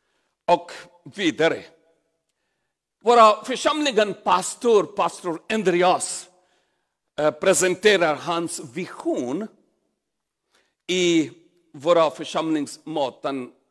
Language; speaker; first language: Swedish; non-native, learner; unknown